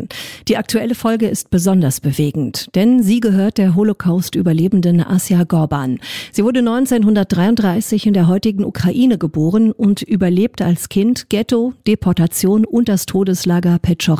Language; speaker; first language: German; native; German